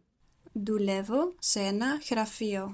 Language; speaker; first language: Greek; non-native, learner; Dutch